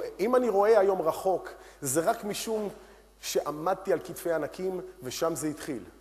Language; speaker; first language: Hebrew; early bilingual, other home language; Romanian